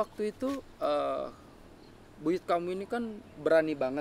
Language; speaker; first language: Indonesian; native; Indonesian